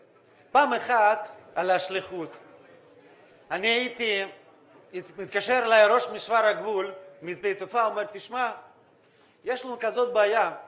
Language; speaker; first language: Hebrew; non-native, fluent; Russian